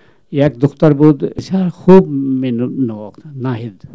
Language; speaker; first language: Persian; non-native, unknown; Urdu